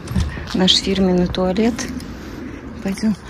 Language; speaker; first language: Russian; native; Russian